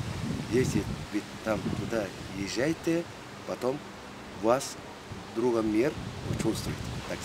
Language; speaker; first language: Russian; non-native, learner; Mongolian